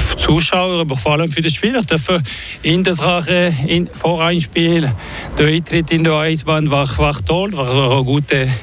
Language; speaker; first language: German; non-native, learner; French